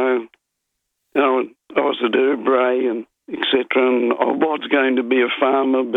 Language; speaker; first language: English; native; English